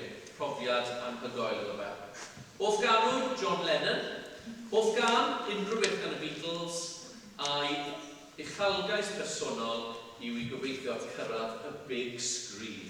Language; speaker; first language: Welsh; native; Welsh